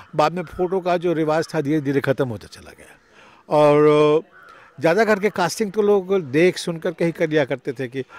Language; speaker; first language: Hindi; native; Hindi